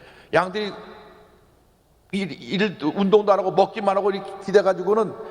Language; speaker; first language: Korean; native; Korean